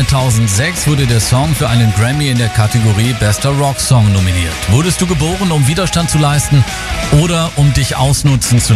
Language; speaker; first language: German; native; German